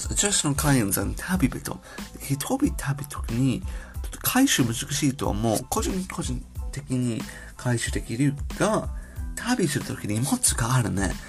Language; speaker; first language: Japanese; non-native, learner; English